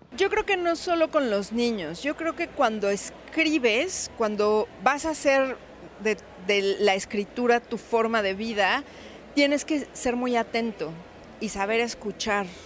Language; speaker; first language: Spanish; native; Spanish